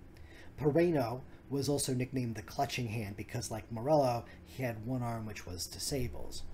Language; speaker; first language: English; native; English